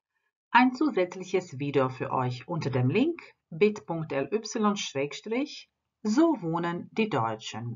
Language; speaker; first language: German; non-native, fluent; Croatian